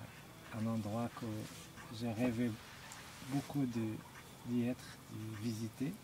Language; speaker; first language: French; non-native, local second language; Arabic